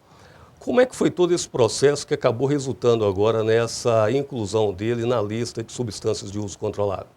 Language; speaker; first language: Portuguese; native; Portuguese